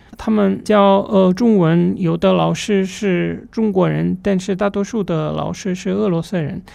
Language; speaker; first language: Chinese; non-native, fluent; Russian